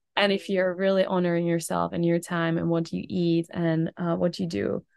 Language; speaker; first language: English; non-native, fluent; Czech